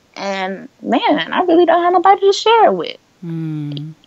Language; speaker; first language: English; native; English